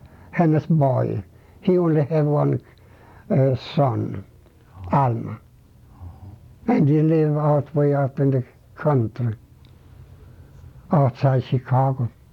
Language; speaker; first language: English; non-native, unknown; Swedish